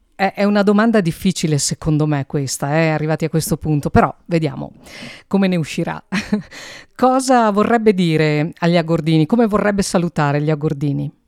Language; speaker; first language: Italian; native; Italian